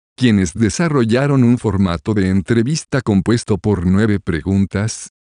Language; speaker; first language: Spanish; native; Spanish